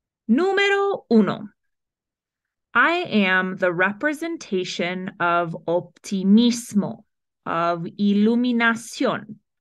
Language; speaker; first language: Spanish; non-native, fluent; English